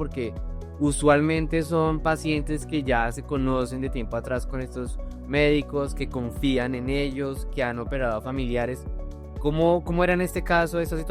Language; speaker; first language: Spanish; native; Spanish